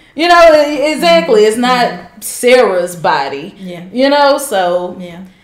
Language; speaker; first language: English; native; English